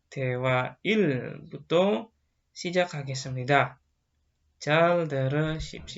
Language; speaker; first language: Korean; non-native, fluent; Indonesian